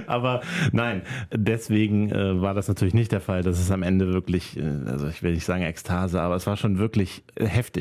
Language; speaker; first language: German; native; German